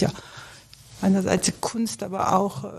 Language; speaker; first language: German; non-native, fluent; French